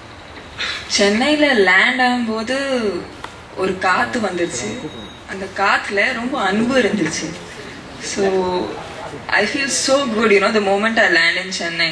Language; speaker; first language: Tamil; non-native, fluent; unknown